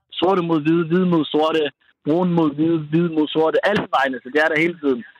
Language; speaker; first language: Danish; early bilingual, other home language; Somali